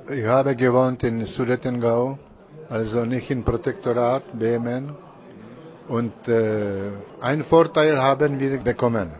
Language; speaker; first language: German; non-native, learner; Czech